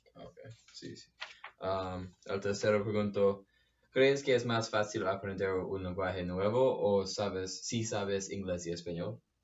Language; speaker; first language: Spanish; non-native, learner; English